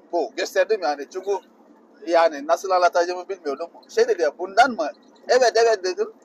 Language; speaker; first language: Turkish; non-native, fluent; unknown